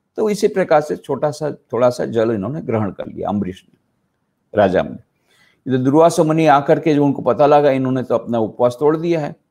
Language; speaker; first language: Hindi; non-native, local second language; Gujarati